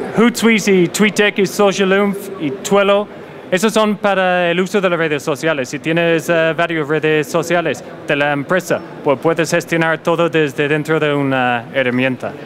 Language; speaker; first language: Spanish; non-native, fluent; English